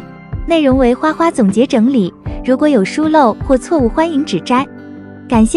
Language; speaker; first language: Chinese; native; Chinese